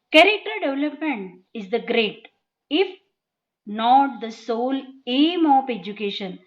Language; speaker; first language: English; non-native, local second language; Marathi